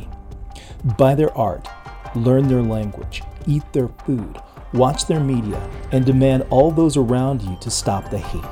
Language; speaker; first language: English; native; English